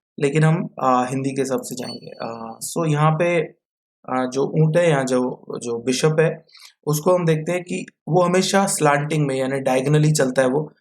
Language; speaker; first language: Hindi; non-native, local second language; Marathi